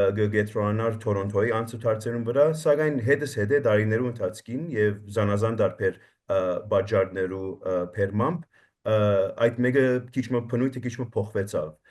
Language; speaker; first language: Armenian; early bilingual, heritage; Armenian